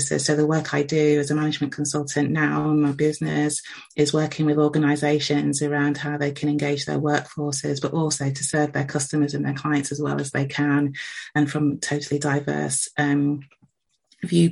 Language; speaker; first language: English; native; English